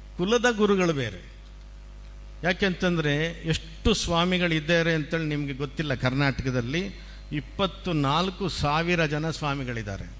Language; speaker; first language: Kannada; non-native, local second language; Tulu